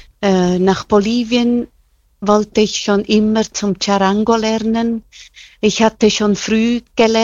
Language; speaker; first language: German; non-native, local second language; Italian